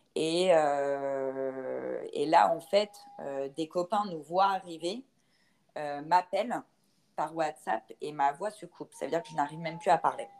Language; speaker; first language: French; native; French